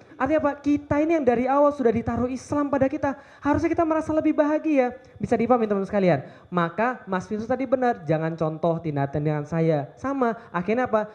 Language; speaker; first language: Indonesian; native; Indonesian